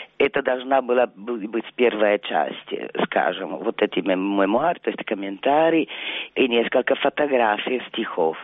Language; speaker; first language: Russian; non-native, fluent; Italian